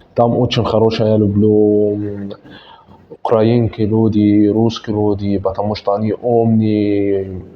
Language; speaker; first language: Russian; non-native, learner; Arabic